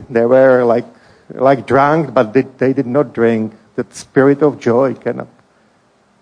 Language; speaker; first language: English; non-native, fluent; Czech